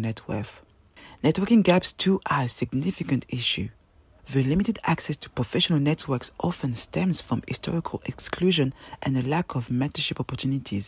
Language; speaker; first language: English; non-native, fluent; French